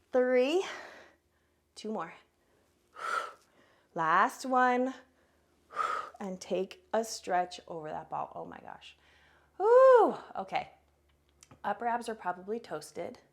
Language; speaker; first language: English; native; English